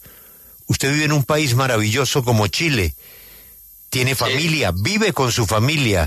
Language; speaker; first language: Spanish; native; Spanish